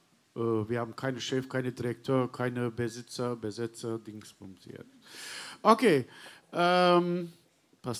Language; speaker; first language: German; non-native, learner; Turkish